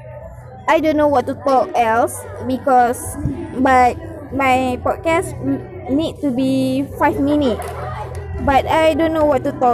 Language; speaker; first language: English; non-native, local second language; Malay